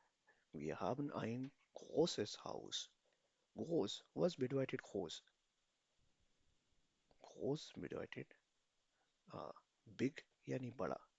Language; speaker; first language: German; non-native, fluent; Urdu